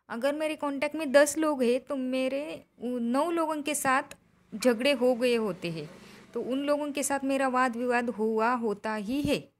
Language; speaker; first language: Hindi; non-native, local second language; Marathi